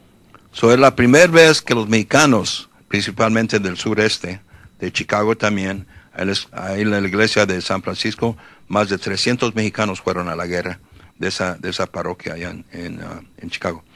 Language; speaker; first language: Spanish; early bilingual, heritage; Spanish